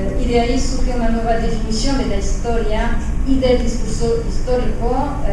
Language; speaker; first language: Spanish; non-native, fluent; French